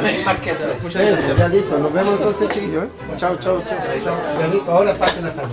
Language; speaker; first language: Spanish; native; Spanish